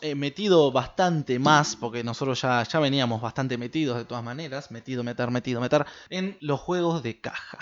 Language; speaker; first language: Spanish; native; Spanish